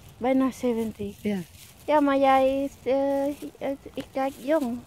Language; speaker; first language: Dutch; non-native, learner; Thai